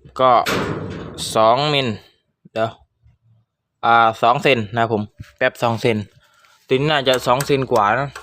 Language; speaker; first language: Thai; native; Thai